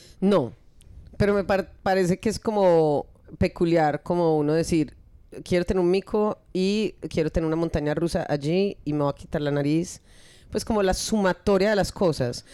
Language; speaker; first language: Spanish; early bilingual, heritage; Spanish